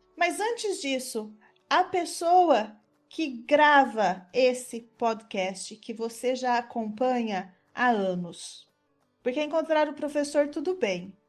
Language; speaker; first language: Portuguese; native; Portuguese